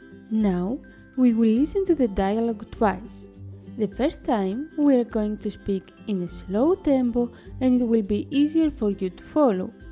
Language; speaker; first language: English; non-native, fluent; Greek